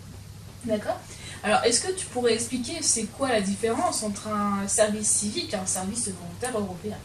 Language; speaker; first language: French; native; French